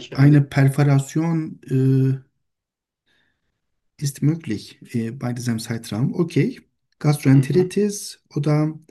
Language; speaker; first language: German; non-native, learner; Turkish